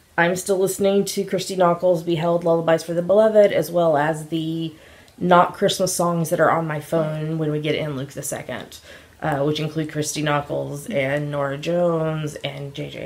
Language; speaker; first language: English; native; English